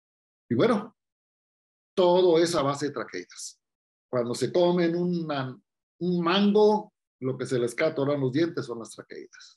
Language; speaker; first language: Spanish; native; Spanish